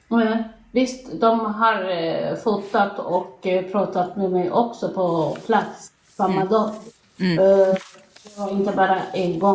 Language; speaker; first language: Swedish; non-native, learner; Arabic